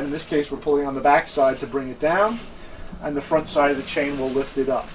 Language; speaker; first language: English; native; English